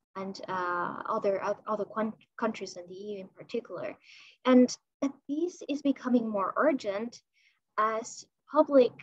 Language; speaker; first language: English; non-native, fluent; Chinese